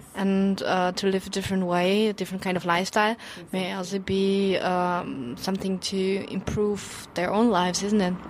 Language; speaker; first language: English; non-native, fluent; German